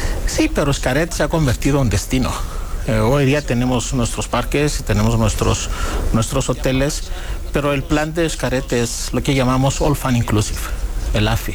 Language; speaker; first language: Spanish; non-native, fluent; Greek